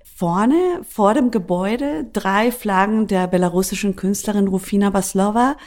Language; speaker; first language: German; non-native, fluent; Spanish